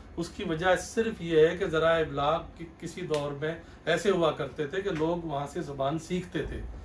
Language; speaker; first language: Urdu; native; Urdu